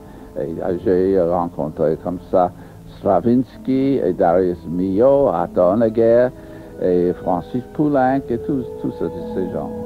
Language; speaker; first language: French; non-native, fluent; English